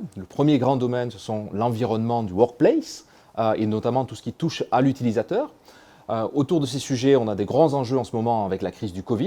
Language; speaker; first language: French; native; French